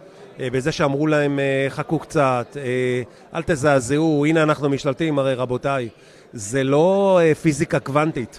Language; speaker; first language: Hebrew; native; Hebrew